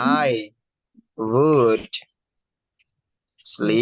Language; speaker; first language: English; non-native, fluent; Indonesian